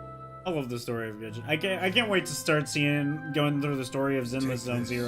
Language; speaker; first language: English; native; English